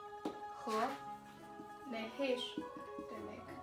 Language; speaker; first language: Turkish; non-native, learner; Chinese